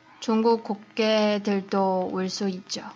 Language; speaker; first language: Korean; non-native, fluent; Chinese